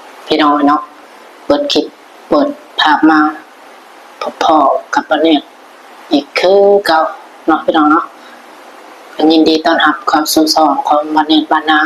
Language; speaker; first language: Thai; non-native, local second language; Lao